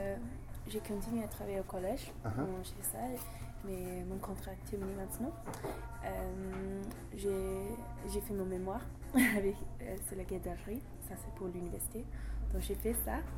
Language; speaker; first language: French; non-native, learner; English